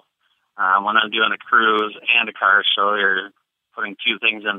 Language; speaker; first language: English; native; English